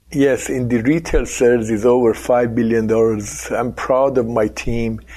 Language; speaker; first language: English; non-native, fluent; Persian